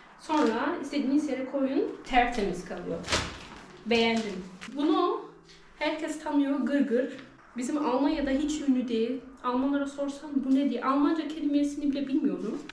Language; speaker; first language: Turkish; early bilingual, heritage; Turkish